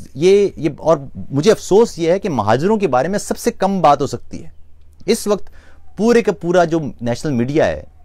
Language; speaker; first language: Urdu; non-native, local second language; Punjabi